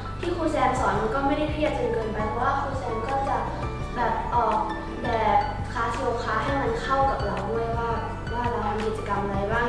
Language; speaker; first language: Thai; native; Thai